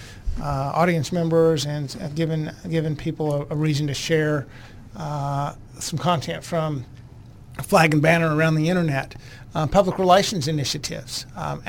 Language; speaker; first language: English; native; English